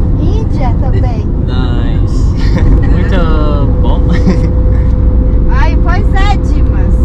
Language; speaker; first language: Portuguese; non-native, learner; Ukrainian